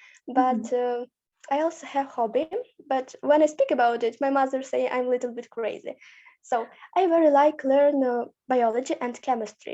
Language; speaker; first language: English; non-native, learner; Ukrainian